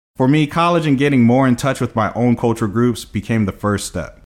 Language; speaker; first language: English; native; English